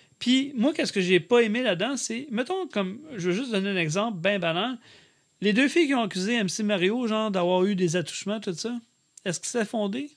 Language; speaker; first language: French; native; French